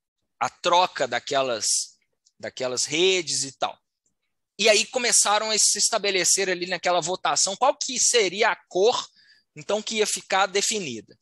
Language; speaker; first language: Portuguese; native; Portuguese